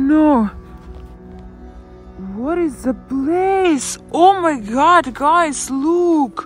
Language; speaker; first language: English; non-native, learner; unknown